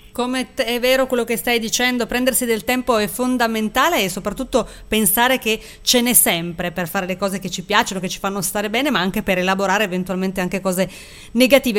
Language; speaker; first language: Italian; native; Italian